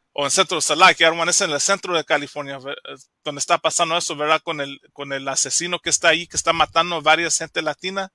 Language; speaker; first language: Spanish; early bilingual, heritage; Spanish